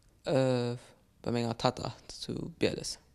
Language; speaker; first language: German; non-native, local second language; Luxembourgish